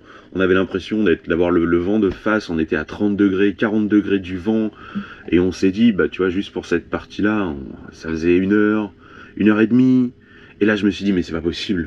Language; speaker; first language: French; native; French